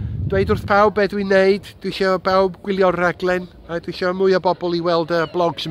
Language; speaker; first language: Welsh; non-native, local second language; English